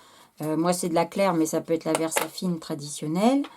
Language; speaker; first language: French; native; French